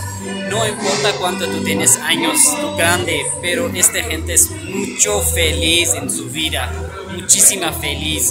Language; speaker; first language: Spanish; non-native, learner; Urdu